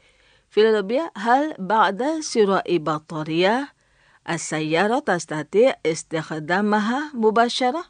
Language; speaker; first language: Arabic; non-native, fluent; Indonesian